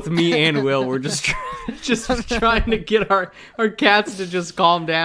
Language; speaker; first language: English; native; English